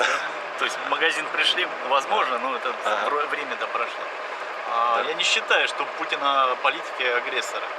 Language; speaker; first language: Russian; native; Russian